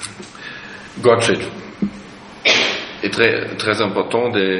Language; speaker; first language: French; non-native, fluent; German